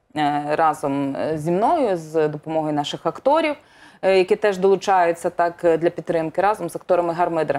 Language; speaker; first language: Ukrainian; native; Ukrainian